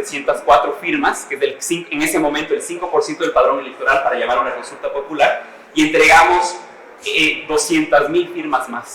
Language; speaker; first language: Spanish; native; Spanish